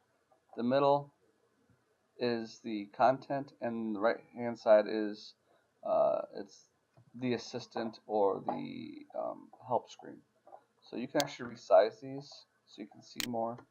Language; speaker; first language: English; native; English